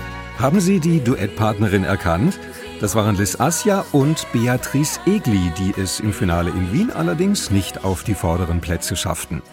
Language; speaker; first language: German; native; German